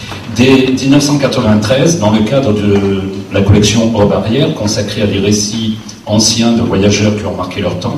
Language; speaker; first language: French; native; French